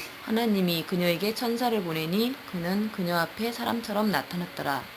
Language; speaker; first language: Korean; native; Korean